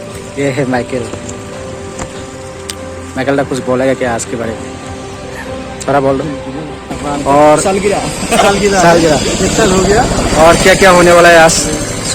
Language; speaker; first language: Hindi; non-native, local second language; Bodo